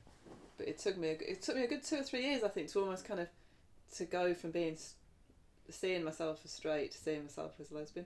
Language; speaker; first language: English; native; English